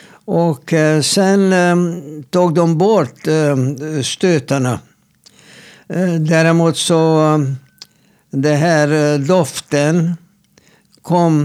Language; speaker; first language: Swedish; non-native, fluent; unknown